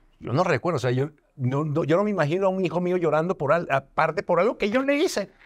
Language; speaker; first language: Spanish; native; Spanish